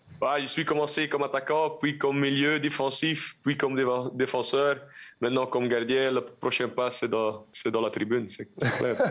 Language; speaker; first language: French; non-native, local second language; Dutch